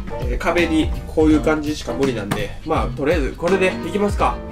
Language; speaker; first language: Japanese; native; Japanese